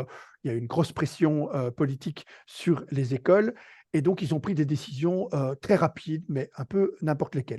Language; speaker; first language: French; native; French